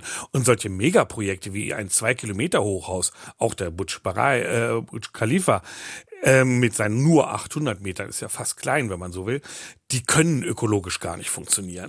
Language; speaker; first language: German; native; German